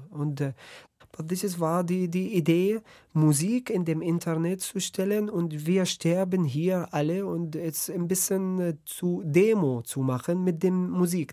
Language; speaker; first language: German; non-native, learner; Arabic